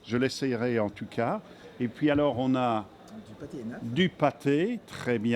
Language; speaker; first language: French; native; French